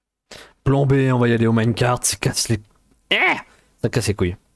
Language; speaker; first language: French; native; French